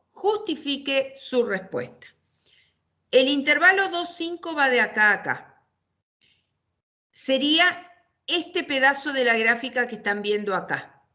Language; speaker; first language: Spanish; native; Spanish